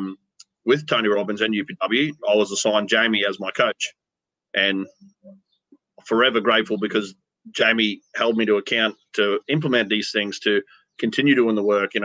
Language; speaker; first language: English; native; English